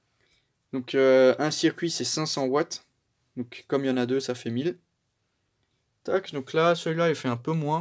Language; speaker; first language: French; native; French